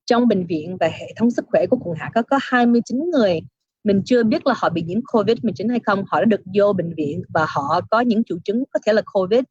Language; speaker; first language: Vietnamese; early bilingual, heritage; Vietnamese